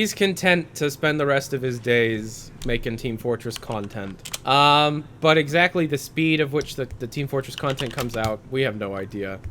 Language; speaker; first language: English; native; English